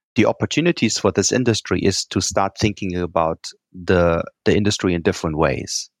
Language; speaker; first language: English; non-native, fluent; German